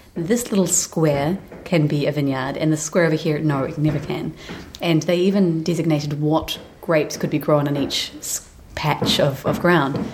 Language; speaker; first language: English; native; English